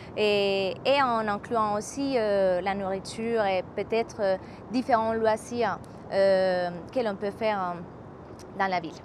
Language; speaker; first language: French; non-native, fluent; Spanish